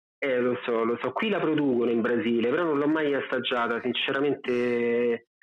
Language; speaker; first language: Italian; native; Italian